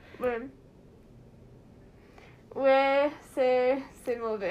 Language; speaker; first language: French; non-native, learner; English